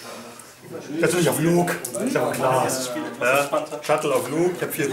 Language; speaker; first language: German; native; German